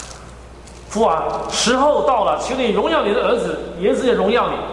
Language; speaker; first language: Chinese; non-native, fluent; Cantonese